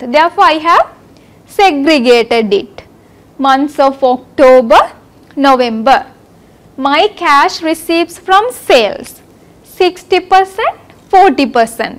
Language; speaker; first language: English; non-native, local second language; Sinhala